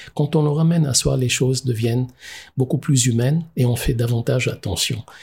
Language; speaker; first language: French; non-native, local second language; Arabic